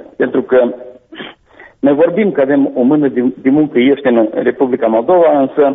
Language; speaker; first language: Romanian; native; Romanian